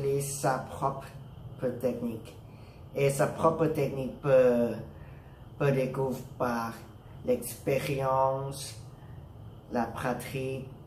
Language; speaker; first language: French; non-native, learner; Thai